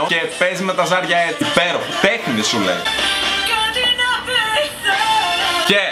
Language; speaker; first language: Greek; native; Greek